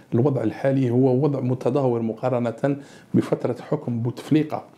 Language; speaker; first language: Arabic; native; Arabic